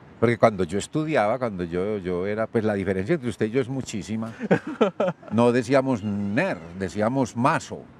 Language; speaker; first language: Spanish; native; Spanish